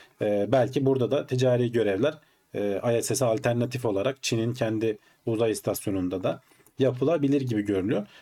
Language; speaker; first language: Turkish; native; Turkish